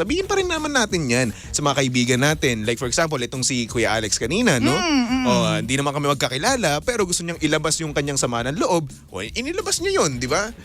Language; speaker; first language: Filipino; native; Filipino